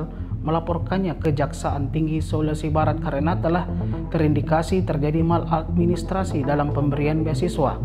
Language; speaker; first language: Indonesian; native; Indonesian